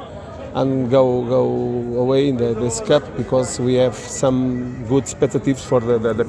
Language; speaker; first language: English; non-native, learner; Portuguese